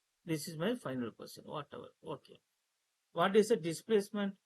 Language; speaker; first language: English; non-native, local second language; Tamil